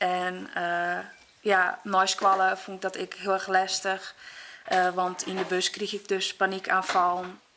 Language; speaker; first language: Dutch; non-native, local second language; Western Frisian